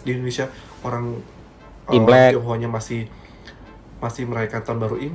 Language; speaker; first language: Indonesian; native; Indonesian